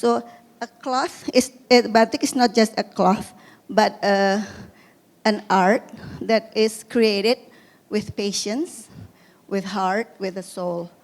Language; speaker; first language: English; non-native, fluent; Indonesian